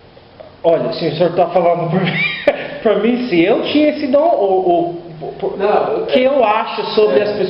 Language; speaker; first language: Portuguese; non-native, learner; English